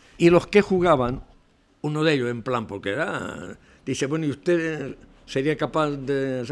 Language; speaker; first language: Spanish; non-native, local second language; Catalan